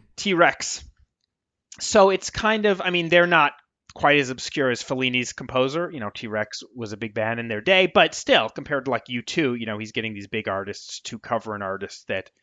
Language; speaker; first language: English; native; English